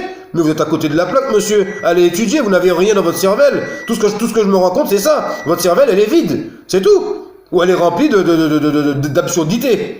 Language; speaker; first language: French; native; French